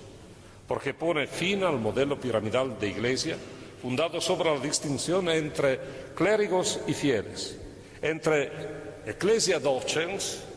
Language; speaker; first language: Spanish; non-native, fluent; Italian